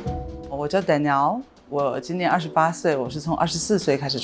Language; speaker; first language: Chinese; native; Chinese